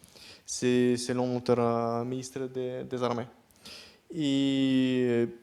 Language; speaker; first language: French; non-native, fluent; Ukrainian